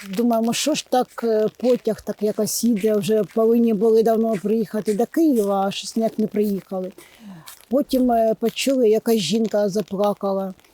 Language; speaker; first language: Ukrainian; non-native, local second language; Russian